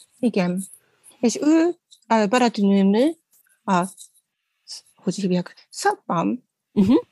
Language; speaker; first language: Hungarian; non-native, learner; Japanese